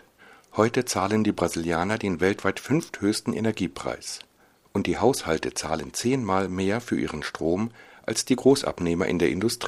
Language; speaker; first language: German; native; German